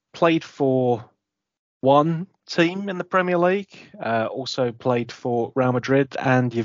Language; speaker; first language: English; native; English